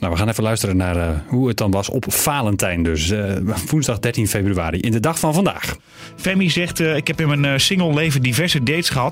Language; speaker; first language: Dutch; native; Dutch